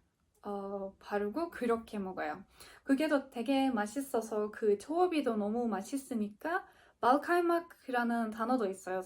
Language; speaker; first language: Korean; non-native, fluent; Turkish